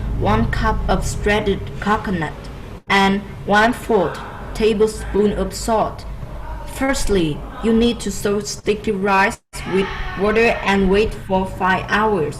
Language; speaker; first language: English; non-native, learner; Vietnamese